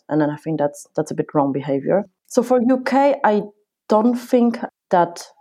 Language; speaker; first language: English; non-native, fluent; Polish